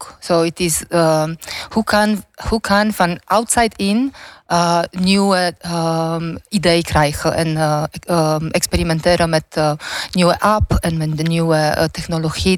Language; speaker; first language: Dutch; non-native, learner; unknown